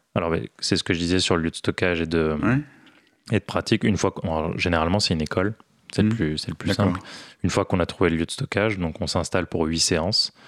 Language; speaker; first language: French; native; French